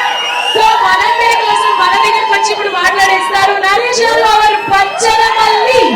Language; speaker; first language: Telugu; native; Telugu